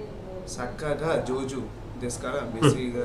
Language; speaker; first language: Japanese; non-native, learner; Bangla